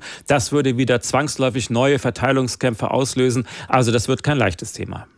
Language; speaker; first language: German; native; German